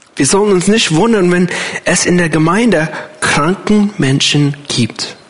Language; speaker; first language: German; non-native, fluent; English